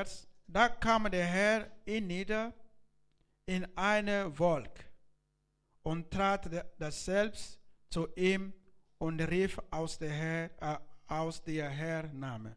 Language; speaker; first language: German; non-native, learner; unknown